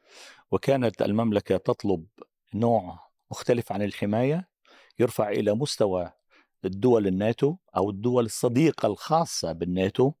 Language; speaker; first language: Arabic; native; Arabic